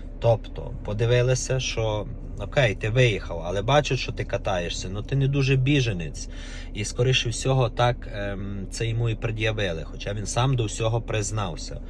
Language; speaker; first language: Ukrainian; native; Ukrainian